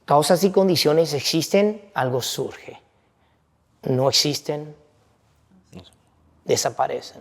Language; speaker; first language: Spanish; non-native, fluent; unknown